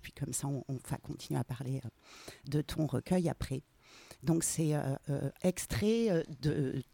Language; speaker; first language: French; native; French